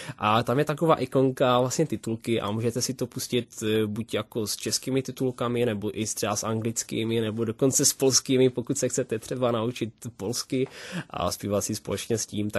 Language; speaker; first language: Czech; non-native, local second language; Polish